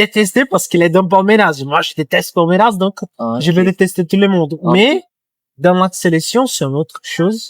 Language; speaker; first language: French; non-native, learner; Portuguese